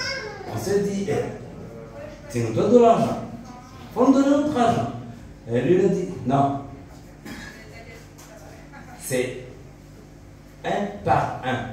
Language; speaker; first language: French; non-native, local second language; Rundi